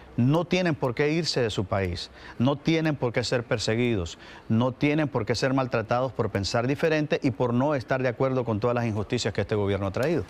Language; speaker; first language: Spanish; native; Spanish